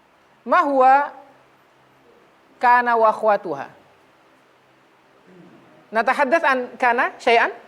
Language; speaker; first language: Arabic; non-native, fluent; Indonesian